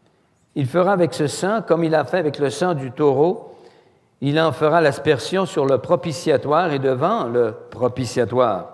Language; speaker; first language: French; native; French